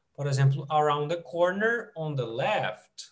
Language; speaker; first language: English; non-native, fluent; Portuguese